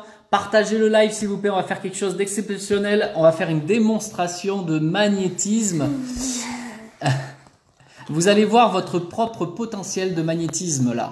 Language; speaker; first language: French; native; French